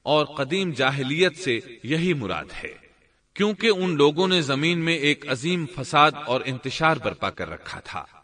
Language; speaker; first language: Urdu; native; Urdu